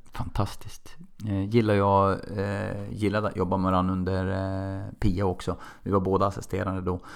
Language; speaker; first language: Swedish; native; Swedish